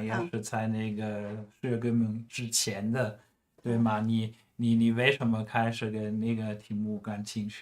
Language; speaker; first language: Chinese; non-native, fluent; German